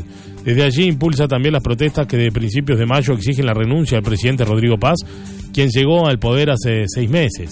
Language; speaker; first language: Spanish; native; Spanish